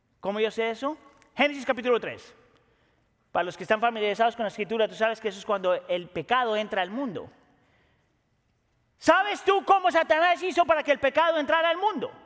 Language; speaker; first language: Spanish; native; Spanish